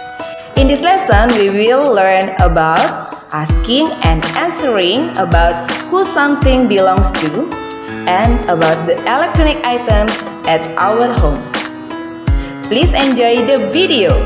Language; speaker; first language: English; non-native, fluent; Indonesian